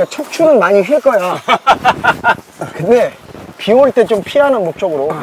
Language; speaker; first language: Korean; native; Korean